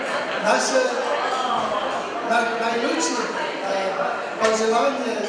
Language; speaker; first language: Russian; non-native, learner; English